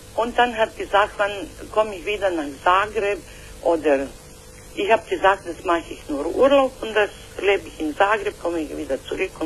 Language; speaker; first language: German; non-native, learner; Croatian